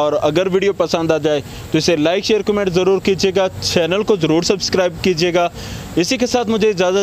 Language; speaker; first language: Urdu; non-native, local second language; Punjabi